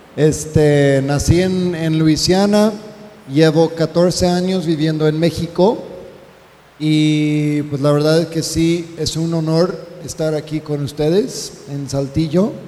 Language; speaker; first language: Spanish; non-native, fluent; English